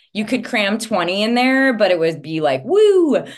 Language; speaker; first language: English; native; English